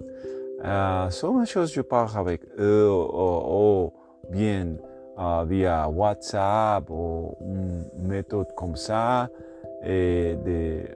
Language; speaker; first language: French; non-native, learner; Spanish